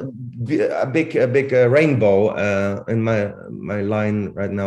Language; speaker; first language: English; non-native, fluent; Swiss German